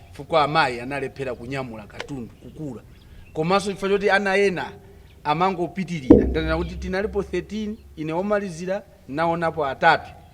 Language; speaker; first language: Nyanja; non-native, local second language; Tumbuka